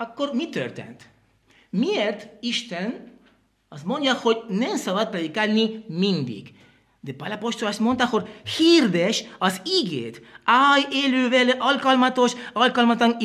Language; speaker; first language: Hungarian; non-native, learner; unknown